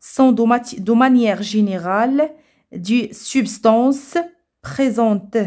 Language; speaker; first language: French; non-native, local second language; Arabic